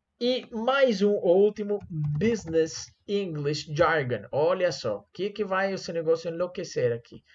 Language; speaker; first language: Portuguese; non-native, fluent; Spanish